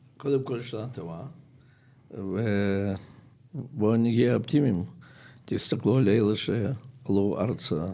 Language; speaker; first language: Hebrew; non-native, fluent; Russian